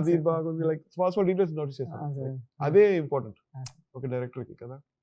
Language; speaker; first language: Telugu; non-native, learner; Tamil